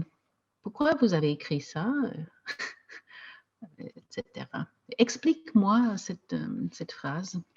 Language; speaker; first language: French; non-native, fluent; English